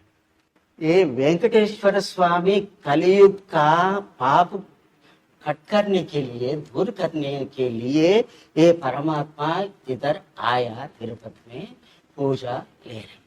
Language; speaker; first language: Hindi; non-native, local second language; Telugu